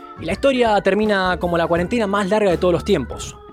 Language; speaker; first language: Spanish; native; Spanish